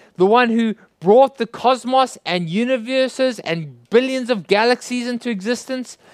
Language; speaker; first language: English; native; English